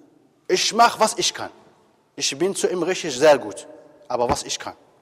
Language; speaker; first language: German; non-native, fluent; Arabic